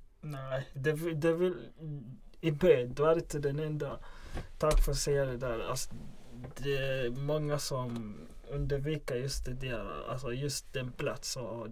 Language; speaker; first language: Swedish; non-native, local second language; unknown